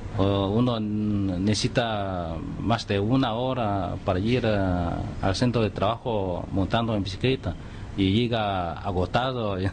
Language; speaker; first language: Spanish; non-native, fluent; Chinese